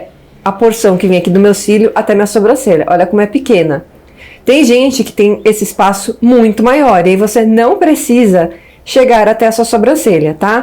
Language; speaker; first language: Portuguese; native; Portuguese